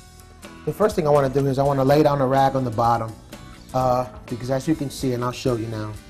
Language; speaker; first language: English; native; English